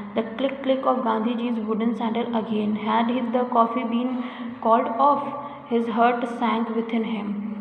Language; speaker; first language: English; non-native, local second language; Hindi